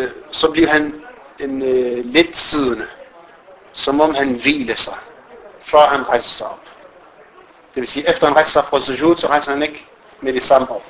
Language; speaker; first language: Danish; early bilingual, other home language; Arabic